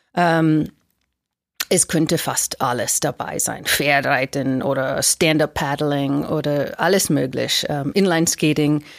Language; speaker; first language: German; non-native, fluent; English